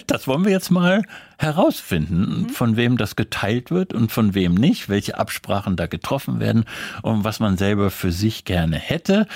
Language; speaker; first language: German; native; German